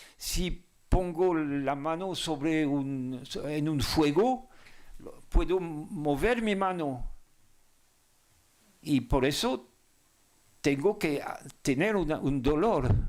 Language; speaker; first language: Spanish; non-native, fluent; French